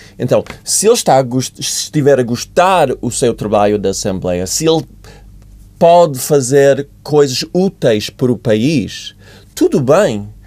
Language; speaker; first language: Portuguese; non-native, fluent; English